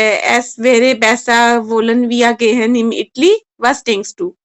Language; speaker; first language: German; non-native, learner; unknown